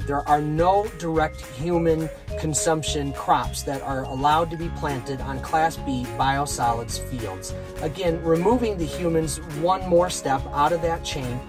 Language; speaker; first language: English; native; English